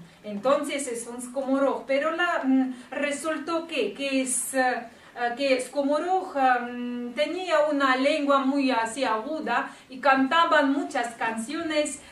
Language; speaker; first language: Spanish; non-native, fluent; Russian